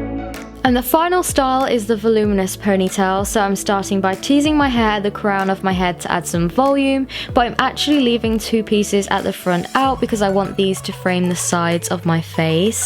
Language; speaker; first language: English; native; English